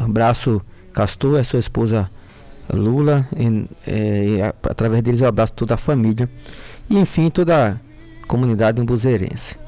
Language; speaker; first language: Portuguese; native; Portuguese